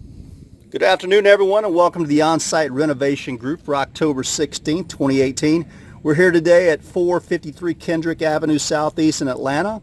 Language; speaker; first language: English; native; English